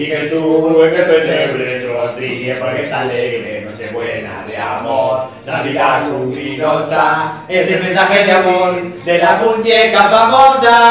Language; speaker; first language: Spanish; native; Spanish